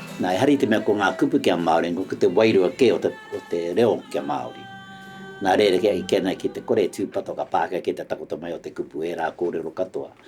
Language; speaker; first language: Māori; native; Māori